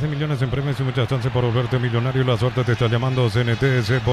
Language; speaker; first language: Spanish; native; Spanish